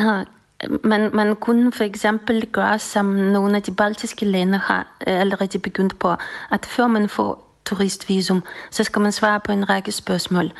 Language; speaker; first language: Danish; non-native, fluent; Russian